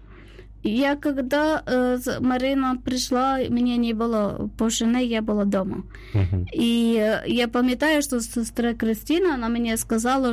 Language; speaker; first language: Ukrainian; non-native, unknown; Malayalam